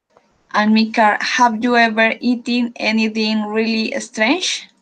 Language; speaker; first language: English; non-native, learner; Spanish